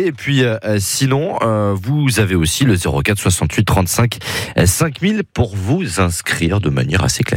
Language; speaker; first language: French; native; French